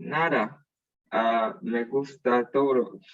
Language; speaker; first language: Spanish; non-native, learner; English